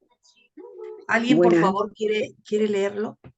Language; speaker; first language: Spanish; native; Spanish